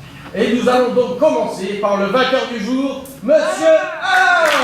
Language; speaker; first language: French; native; French